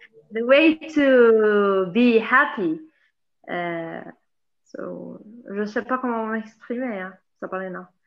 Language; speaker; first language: French; non-native, local second language; Arabic